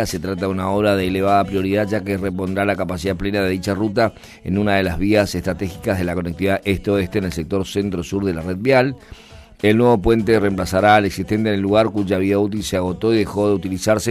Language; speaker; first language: Spanish; native; Spanish